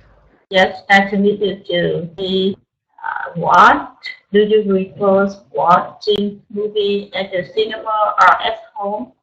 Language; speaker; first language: English; non-native, learner; Vietnamese